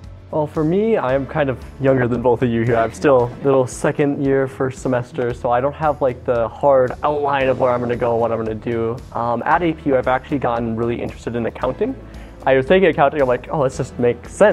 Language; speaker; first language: English; native; English